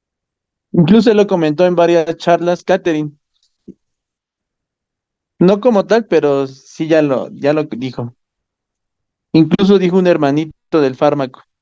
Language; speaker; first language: Spanish; native; Spanish